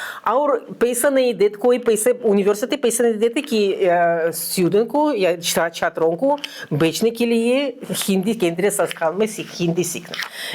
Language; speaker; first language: Hindi; non-native, fluent; Russian